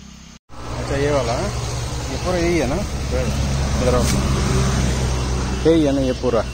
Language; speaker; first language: Hindi; non-native, local second language; Telugu